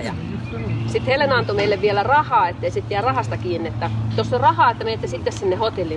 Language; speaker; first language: Finnish; native; Finnish